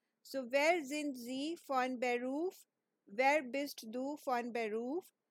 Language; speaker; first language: German; non-native, fluent; Hindi